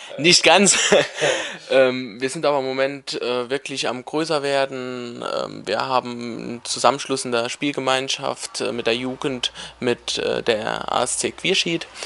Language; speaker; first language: German; native; German